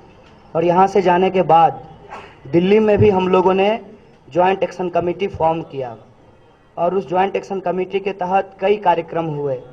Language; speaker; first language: Hindi; native; Hindi